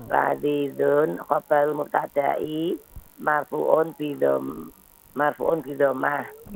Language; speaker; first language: Arabic; non-native, learner; Indonesian